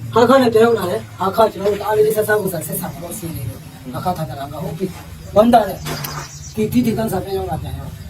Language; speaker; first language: Burmese; non-native, local second language; Tedim Chin